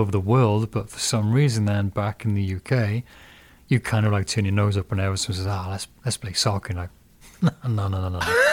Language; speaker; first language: English; native; English